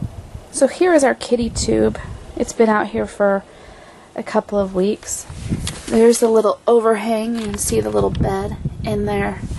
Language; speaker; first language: English; native; English